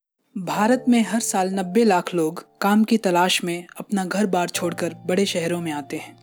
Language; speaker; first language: Hindi; native; Hindi